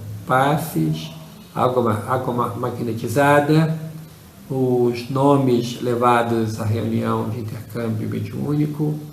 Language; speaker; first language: Portuguese; native; Portuguese